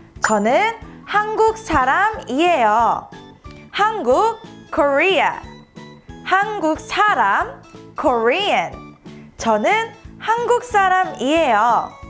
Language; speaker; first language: Korean; native; Korean